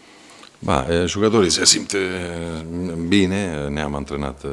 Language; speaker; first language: Romanian; non-native, fluent; Italian